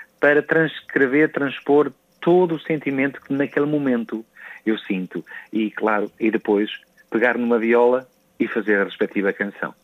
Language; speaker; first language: Portuguese; native; Portuguese